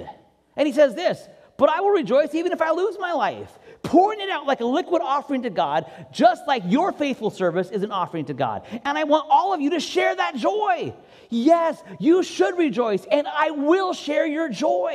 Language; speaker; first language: English; native; English